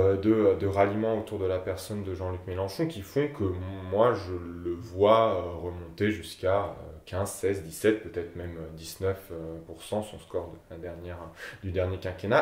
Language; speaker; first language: French; native; French